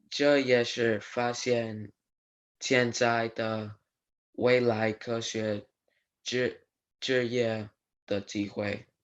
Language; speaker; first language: Chinese; non-native, learner; English